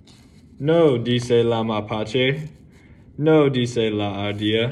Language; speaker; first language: Spanish; non-native, learner; English